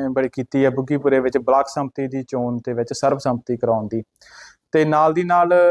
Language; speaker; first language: Punjabi; native; Punjabi